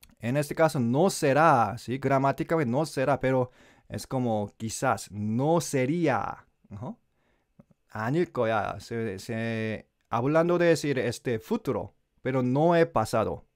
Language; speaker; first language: Spanish; non-native, learner; Korean